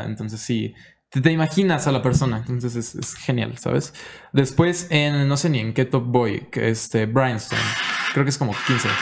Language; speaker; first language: Spanish; native; Spanish